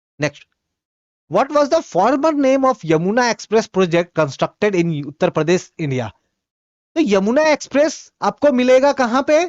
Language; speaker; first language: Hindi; non-native, local second language; Bhojpuri